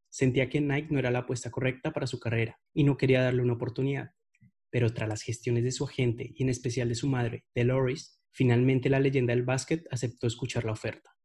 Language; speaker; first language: Spanish; native; Spanish